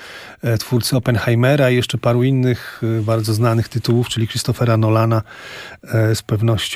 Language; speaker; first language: Polish; native; Polish